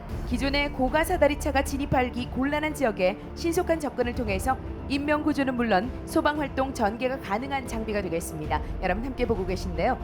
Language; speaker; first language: Korean; native; Korean